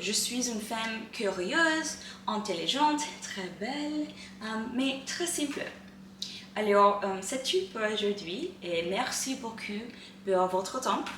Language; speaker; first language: French; non-native, learner; English